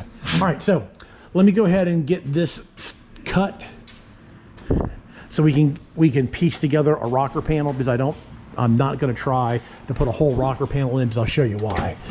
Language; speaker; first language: English; native; English